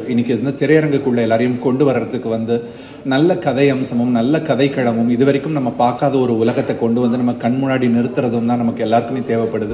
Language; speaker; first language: Tamil; native; Tamil